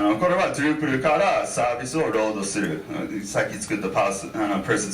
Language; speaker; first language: Japanese; non-native, fluent; English